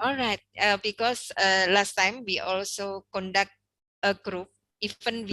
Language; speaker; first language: English; non-native, learner; Indonesian